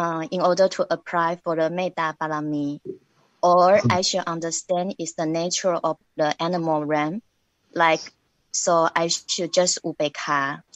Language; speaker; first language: English; non-native, learner; Chinese